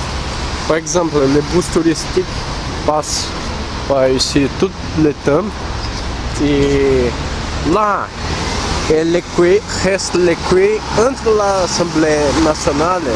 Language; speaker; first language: French; non-native, learner; Portuguese